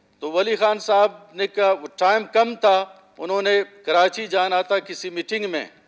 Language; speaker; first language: Urdu; non-native, local second language; Baluchi